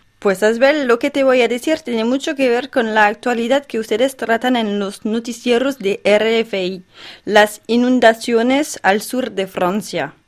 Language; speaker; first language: Spanish; non-native, fluent; French